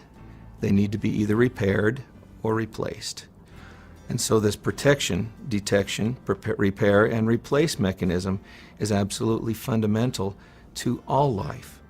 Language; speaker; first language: English; native; English